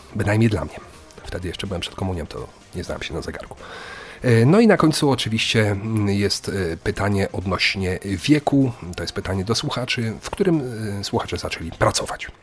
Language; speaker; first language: Polish; native; Polish